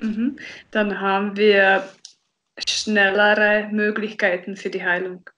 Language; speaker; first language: German; non-native, fluent; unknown